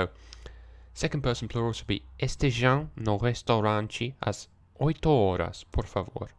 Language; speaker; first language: Portuguese; non-native, learner; English